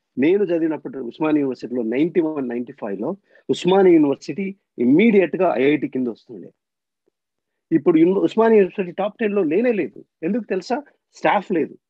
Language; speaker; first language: Telugu; native; Telugu